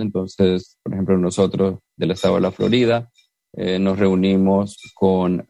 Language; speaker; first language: Spanish; native; Spanish